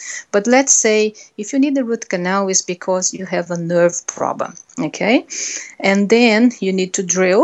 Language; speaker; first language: English; non-native, fluent; Portuguese